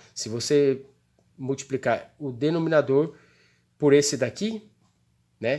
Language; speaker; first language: Portuguese; native; Portuguese